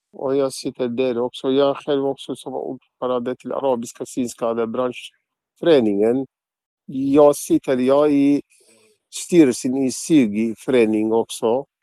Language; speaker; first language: Swedish; non-native, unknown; Arabic